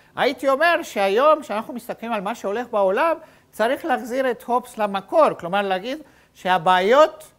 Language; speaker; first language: Hebrew; native; Hebrew